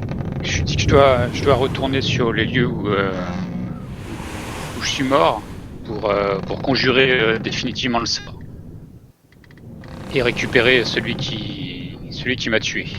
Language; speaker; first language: French; native; French